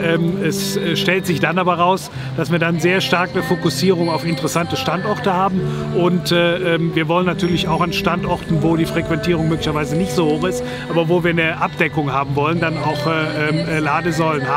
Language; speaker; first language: German; native; German